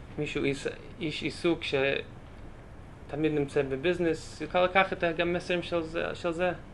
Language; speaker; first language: Hebrew; native; Hebrew